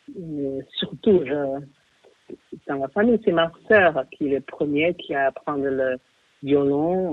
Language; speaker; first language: French; non-native, fluent; Chinese